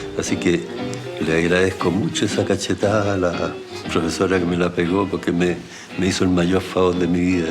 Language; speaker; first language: Spanish; early bilingual, other home language; German